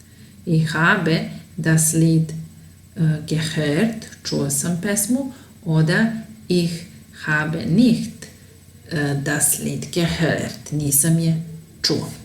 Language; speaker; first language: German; non-native, fluent; Serbian